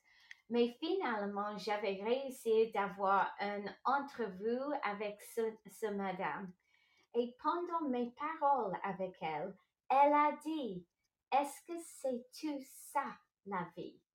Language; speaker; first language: French; non-native, local second language; English